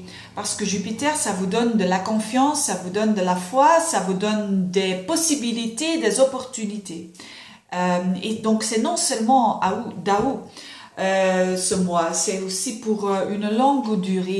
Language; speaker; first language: French; non-native, fluent; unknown